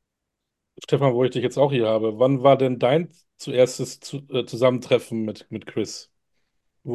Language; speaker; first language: German; native; German